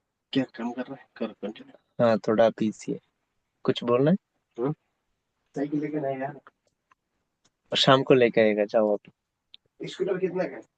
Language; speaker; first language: Hindi; non-native, local second language; Bangla